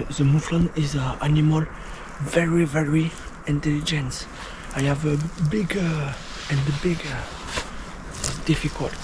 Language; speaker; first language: English; non-native, learner; French